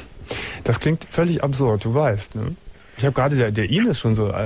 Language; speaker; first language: German; native; German